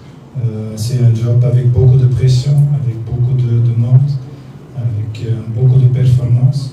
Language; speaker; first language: French; non-native, learner; Dutch